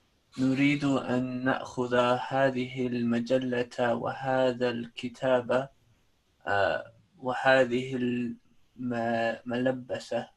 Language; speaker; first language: Arabic; non-native, learner; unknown